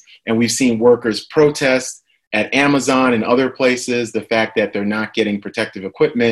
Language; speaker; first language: English; native; English